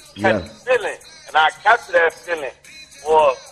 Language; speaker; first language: English; native; English